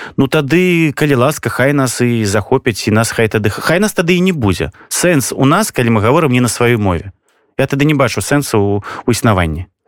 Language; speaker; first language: Belarusian; native; Belarusian